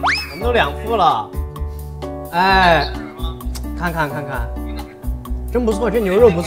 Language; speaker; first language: Chinese; native; Chinese